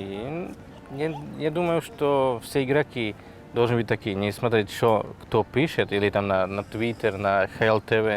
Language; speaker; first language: Russian; non-native, fluent; Slovak